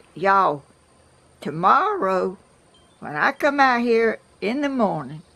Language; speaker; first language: English; native; English